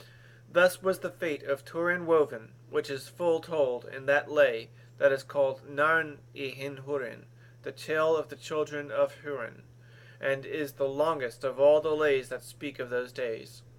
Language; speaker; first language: English; native; English